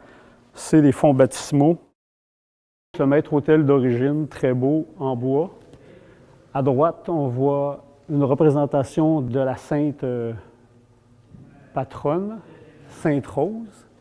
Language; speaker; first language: French; native; French